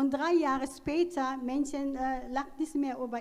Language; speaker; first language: German; non-native, learner; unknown